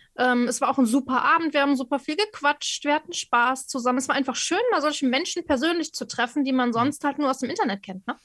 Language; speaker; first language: German; native; German